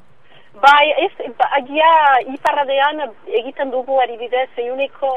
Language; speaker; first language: Basque; non-native, local second language; French